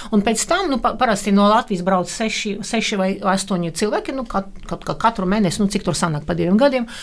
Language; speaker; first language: Latvian; non-native, local second language; Russian